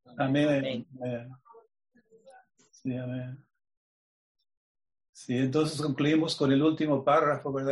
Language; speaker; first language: Spanish; native; Spanish